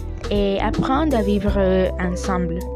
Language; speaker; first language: French; non-native, learner; Spanish